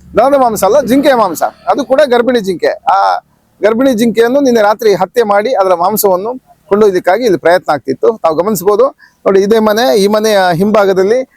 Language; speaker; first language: Kannada; native; Kannada